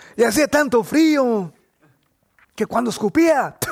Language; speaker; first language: Spanish; early bilingual, heritage; Spanish